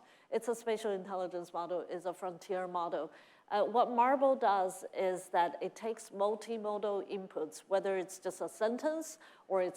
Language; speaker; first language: English; non-native, fluent; Chinese